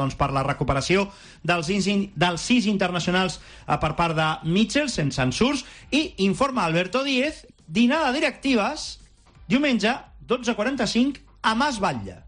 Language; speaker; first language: Catalan; native; Catalan